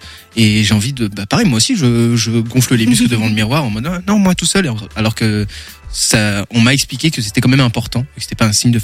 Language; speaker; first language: French; native; French